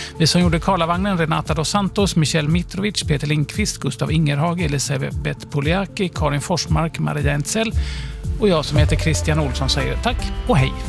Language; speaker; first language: Swedish; native; Swedish